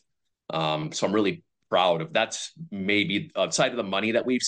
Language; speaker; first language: English; native; English